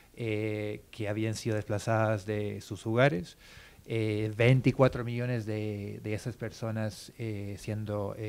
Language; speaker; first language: Spanish; non-native, fluent; English